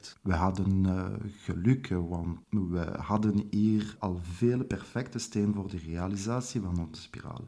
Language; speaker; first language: Dutch; non-native, local second language; French